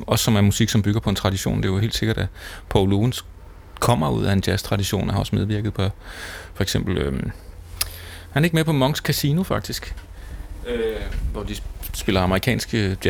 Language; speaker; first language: Danish; native; Danish